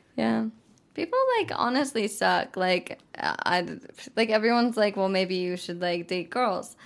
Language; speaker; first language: English; native; English